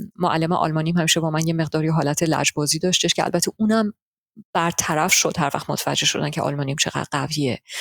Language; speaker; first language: Persian; early bilingual, heritage; Persian